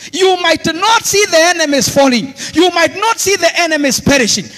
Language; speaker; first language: English; non-native, local second language; Swahili